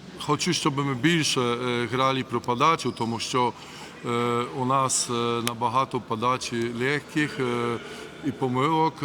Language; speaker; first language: Ukrainian; non-native, learner; Polish